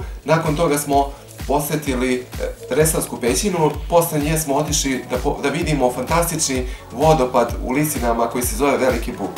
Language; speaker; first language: Bosnian; native; Bosnian